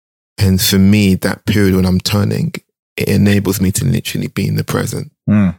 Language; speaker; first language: English; non-native, local second language; Akan